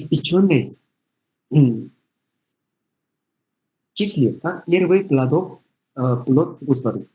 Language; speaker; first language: Russian; non-native, learner; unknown